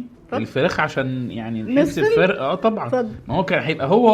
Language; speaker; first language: Arabic; native; Arabic